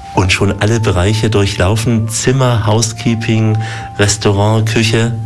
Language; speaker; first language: German; native; German